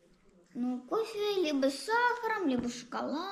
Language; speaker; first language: Russian; early bilingual, heritage; Russian